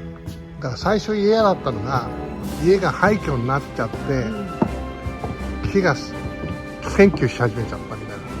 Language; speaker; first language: Japanese; native; Japanese